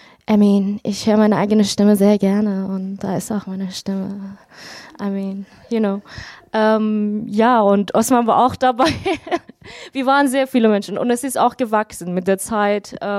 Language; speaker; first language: German; non-native, fluent; Persian